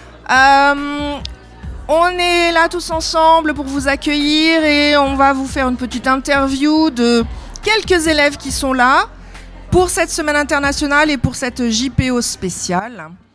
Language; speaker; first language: French; native; French